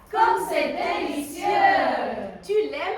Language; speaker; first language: French; non-native, fluent; Spanish